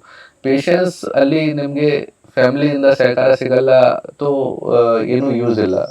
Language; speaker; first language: Kannada; non-native, local second language; Hindi